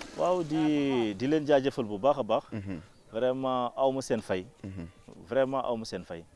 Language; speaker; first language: Wolof; non-native, local second language; Fula